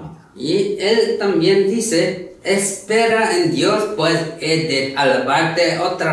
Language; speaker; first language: Spanish; non-native, learner; Korean